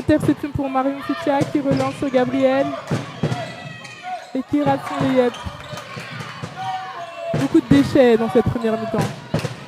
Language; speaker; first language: French; native; French